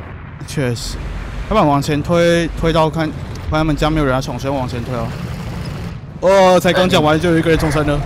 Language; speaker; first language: Chinese; native; Chinese